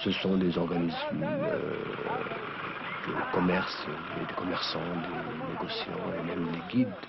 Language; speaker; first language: French; non-native, local second language; Arabic